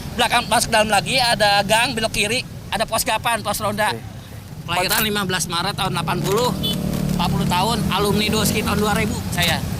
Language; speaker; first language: Indonesian; native; Indonesian